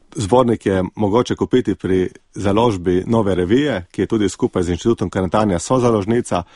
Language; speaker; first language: Slovenian; native; Slovenian